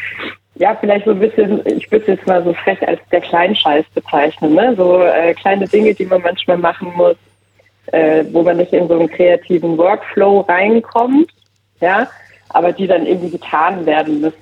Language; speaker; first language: German; native; German